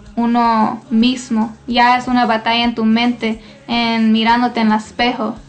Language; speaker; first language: Spanish; early bilingual, heritage; Spanish